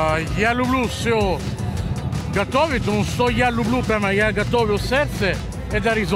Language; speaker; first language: Russian; non-native, learner; Italian